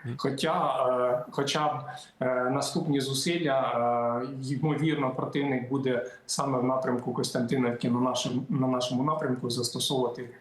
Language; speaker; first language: Ukrainian; native; Ukrainian